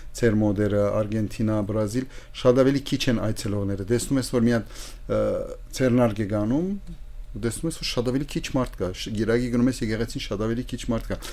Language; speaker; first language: Armenian; early bilingual, heritage; Armenian